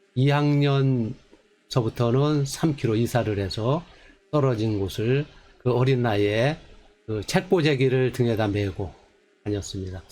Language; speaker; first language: Korean; native; Korean